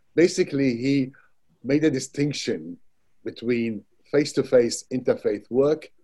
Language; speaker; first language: English; non-native, fluent; Arabic